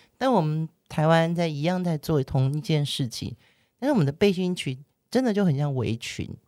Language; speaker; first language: Chinese; native; Chinese